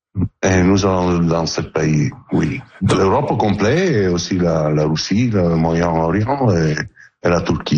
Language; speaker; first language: French; non-native, learner; Italian